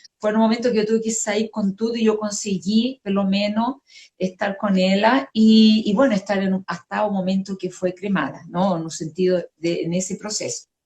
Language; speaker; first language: Portuguese; non-native, fluent; Spanish